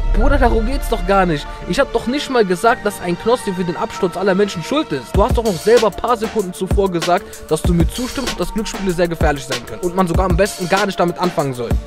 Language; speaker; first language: German; early bilingual, other home language; Arabic